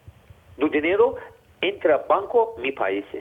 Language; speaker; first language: Spanish; non-native, learner; Azerbaijani